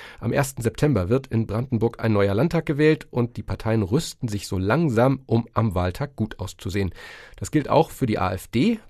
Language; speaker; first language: German; native; German